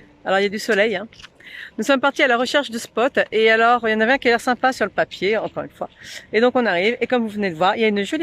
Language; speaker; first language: French; native; French